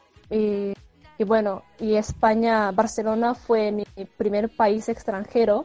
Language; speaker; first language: Spanish; non-native, fluent; Japanese